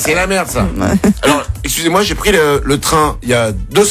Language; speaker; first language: French; native; French